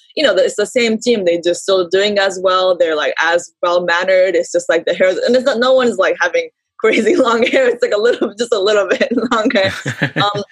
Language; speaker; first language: English; early bilingual, heritage; Japanese